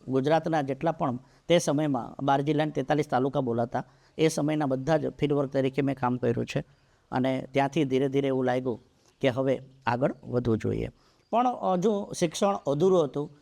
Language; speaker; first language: Gujarati; non-native, local second language; Vasavi